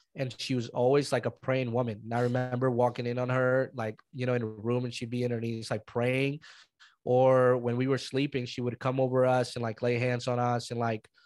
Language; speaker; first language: English; early bilingual, other home language; Spanish